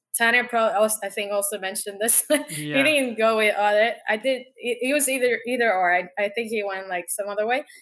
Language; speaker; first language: English; non-native, fluent; Spanish